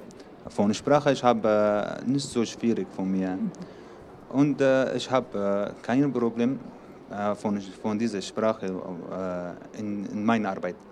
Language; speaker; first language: German; non-native, learner; Arabic